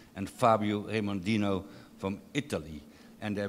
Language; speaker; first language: English; non-native, fluent; Dutch